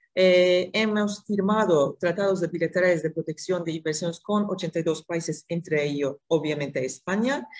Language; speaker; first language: Spanish; non-native, fluent; Turkish